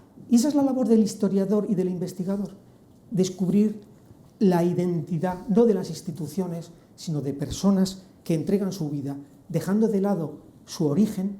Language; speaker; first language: Spanish; native; Spanish